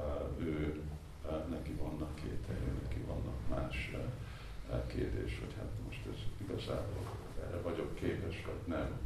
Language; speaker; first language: Hungarian; non-native, fluent; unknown